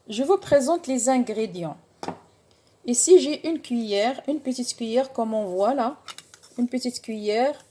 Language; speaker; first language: French; non-native, local second language; Arabic